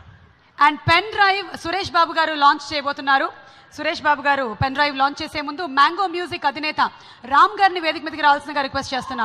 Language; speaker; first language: Telugu; native; Telugu